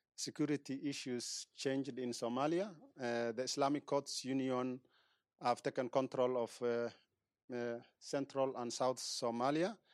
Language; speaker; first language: English; non-native, local second language; Somali